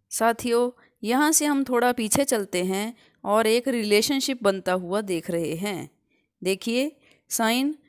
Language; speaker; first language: Hindi; non-native, local second language; Punjabi